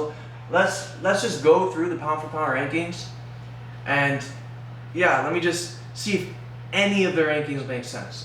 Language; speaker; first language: English; native; English